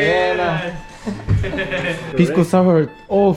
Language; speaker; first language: English; non-native, learner; Korean